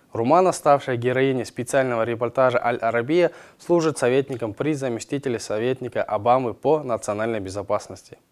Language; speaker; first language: Russian; non-native, local second language; Kazakh